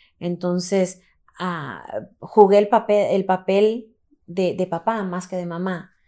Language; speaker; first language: Spanish; early bilingual, heritage; Spanish